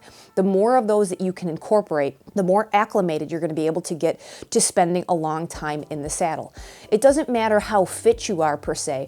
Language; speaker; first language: English; native; English